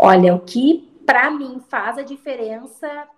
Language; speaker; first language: Portuguese; native; Portuguese